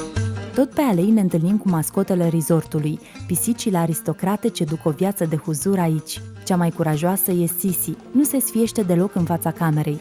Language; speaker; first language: Romanian; native; Romanian